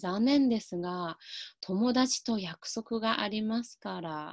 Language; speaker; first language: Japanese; non-native, fluent; Chinese